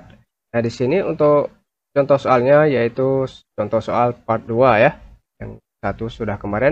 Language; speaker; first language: Indonesian; native; Indonesian